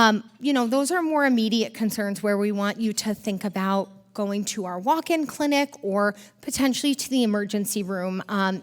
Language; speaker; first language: English; native; English